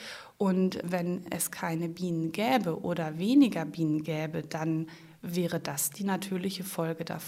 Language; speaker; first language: German; native; German